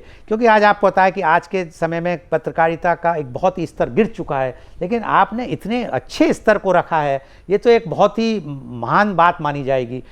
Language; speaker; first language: Hindi; native; Hindi